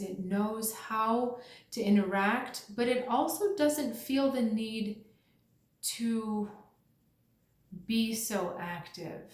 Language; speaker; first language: English; native; English